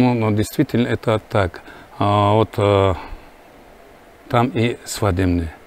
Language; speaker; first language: Russian; non-native, local second language; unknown